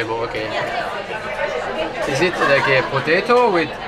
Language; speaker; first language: English; non-native, fluent; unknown